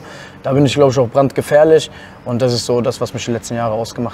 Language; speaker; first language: German; native; German